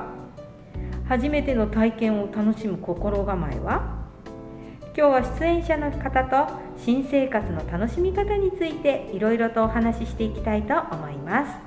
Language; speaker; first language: Japanese; native; Japanese